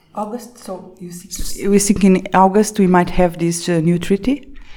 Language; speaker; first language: English; non-native, fluent; Portuguese